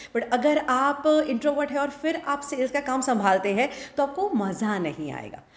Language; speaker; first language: Hindi; non-native, local second language; Gujarati